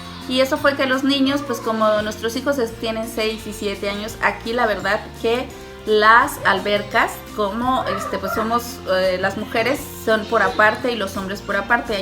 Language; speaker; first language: Spanish; native; Spanish